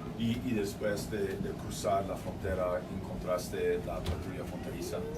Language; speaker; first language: Spanish; non-native, fluent; English